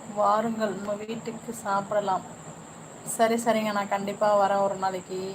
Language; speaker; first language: Tamil; non-native, local second language; Telugu